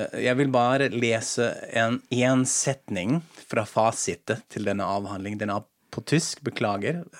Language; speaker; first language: Norwegian; non-native, fluent; German